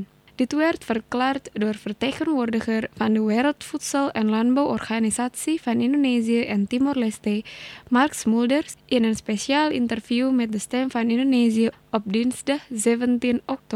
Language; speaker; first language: Dutch; non-native, learner; Indonesian